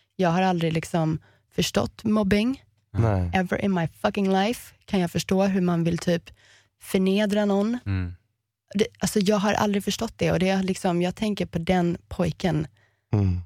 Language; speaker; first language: Swedish; early bilingual, heritage; Swedish